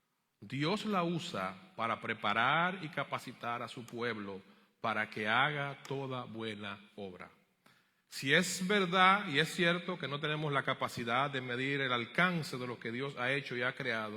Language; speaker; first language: Spanish; native; Spanish